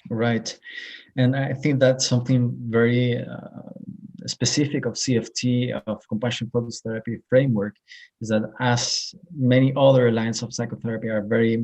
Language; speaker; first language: English; non-native, fluent; Spanish